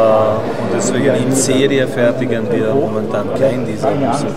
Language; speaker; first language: German; non-native, learner; Hungarian